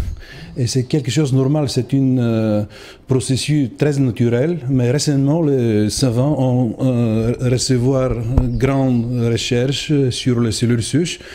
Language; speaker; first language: French; non-native, learner; Bulgarian